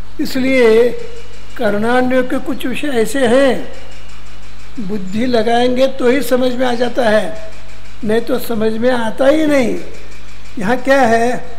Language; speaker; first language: Hindi; non-native, local second language; Kannada